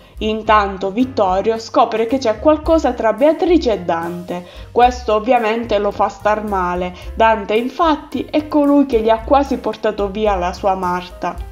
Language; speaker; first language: Italian; native; Italian